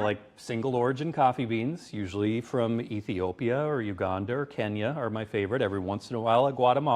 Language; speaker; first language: English; native; English